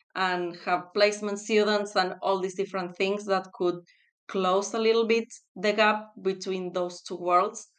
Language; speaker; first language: English; non-native, fluent; Spanish